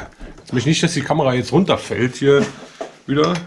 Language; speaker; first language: German; native; German